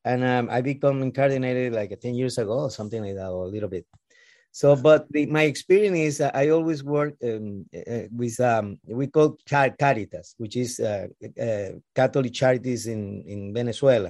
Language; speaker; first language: English; non-native, learner; Spanish